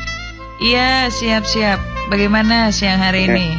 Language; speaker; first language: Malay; non-native, local second language; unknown